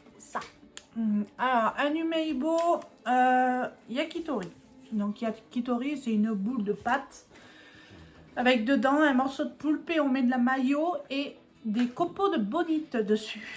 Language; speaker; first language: French; native; French